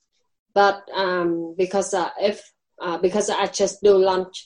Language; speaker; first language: English; non-native, learner; Vietnamese